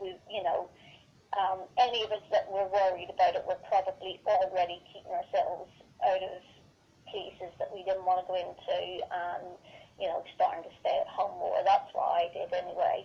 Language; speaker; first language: English; native; English